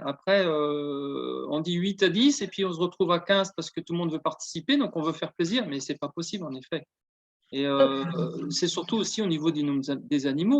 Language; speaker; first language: French; native; French